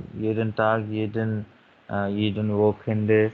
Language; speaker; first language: German; non-native, learner; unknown